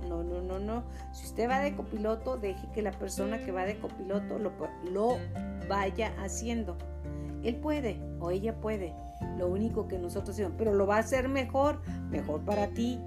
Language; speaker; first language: Spanish; native; Spanish